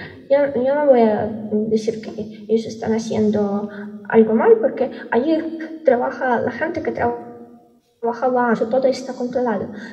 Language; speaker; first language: Spanish; non-native, fluent; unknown